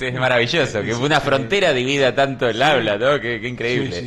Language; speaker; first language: Spanish; native; Spanish